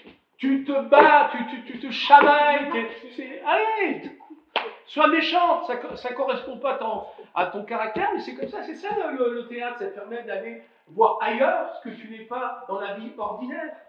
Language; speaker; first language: French; native; French